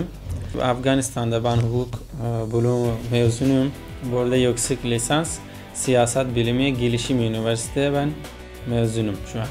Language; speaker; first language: Turkish; non-native, fluent; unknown